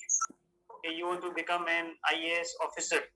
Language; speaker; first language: English; non-native, fluent; Hindi